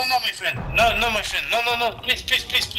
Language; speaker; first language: English; non-native, learner; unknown